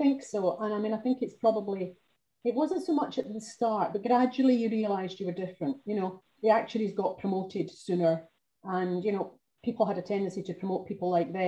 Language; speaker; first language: English; native; English